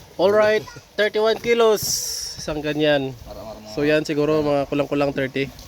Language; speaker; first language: Filipino; native; Filipino